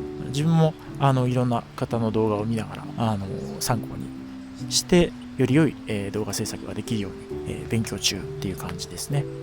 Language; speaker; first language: Japanese; native; Japanese